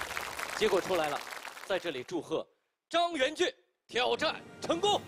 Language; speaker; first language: Chinese; native; Chinese